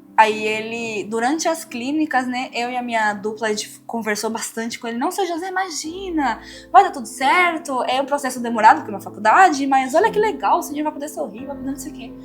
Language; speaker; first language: Portuguese; non-native, fluent; Spanish